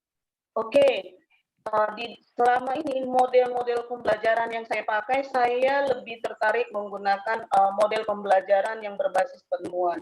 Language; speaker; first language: Indonesian; native; Indonesian